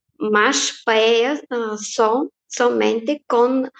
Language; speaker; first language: Portuguese; non-native, fluent; Bulgarian